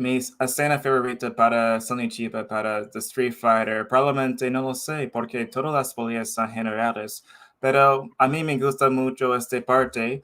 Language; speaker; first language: Spanish; non-native, fluent; English